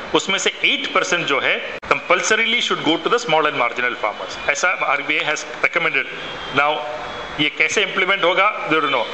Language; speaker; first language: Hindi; non-native, local second language; Malayalam